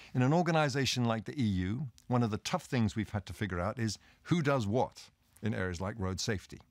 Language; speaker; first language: English; native; English